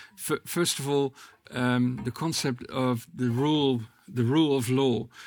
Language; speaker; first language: English; non-native, fluent; Dutch